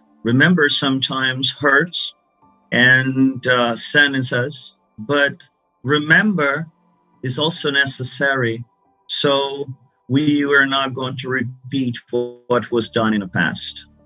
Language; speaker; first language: English; non-native, fluent; Portuguese